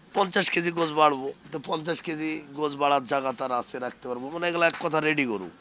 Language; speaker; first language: Bangla; native; Bangla